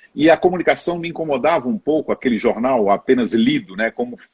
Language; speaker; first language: Portuguese; native; Portuguese